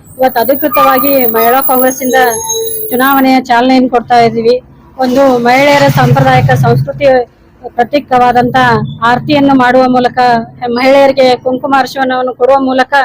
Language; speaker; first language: Kannada; native; Kannada